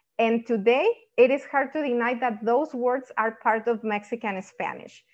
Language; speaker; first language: English; non-native, fluent; Spanish